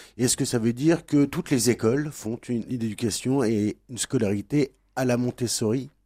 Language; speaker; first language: French; native; French